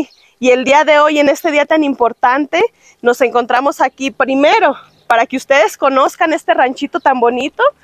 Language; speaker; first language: Spanish; native; Spanish